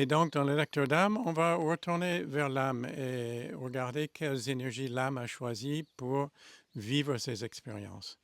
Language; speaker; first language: French; non-native, fluent; English